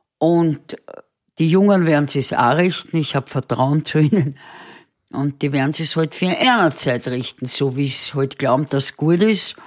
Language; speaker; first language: German; native; German